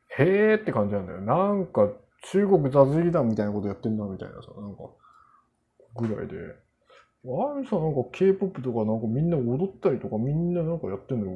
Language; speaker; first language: Japanese; non-native, fluent; Korean